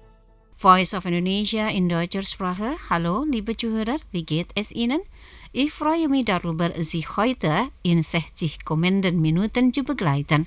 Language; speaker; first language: German; non-native, fluent; Indonesian